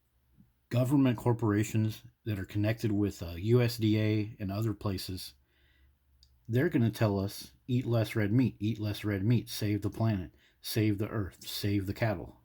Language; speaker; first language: English; native; English